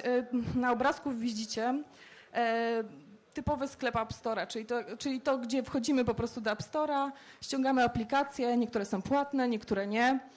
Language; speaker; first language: Polish; native; Polish